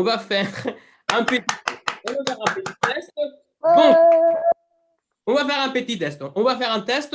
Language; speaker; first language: French; non-native, fluent; Spanish